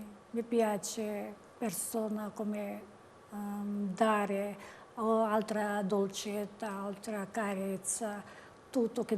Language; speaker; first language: Italian; non-native, learner; Georgian